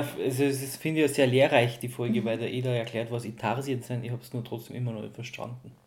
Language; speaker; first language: German; native; German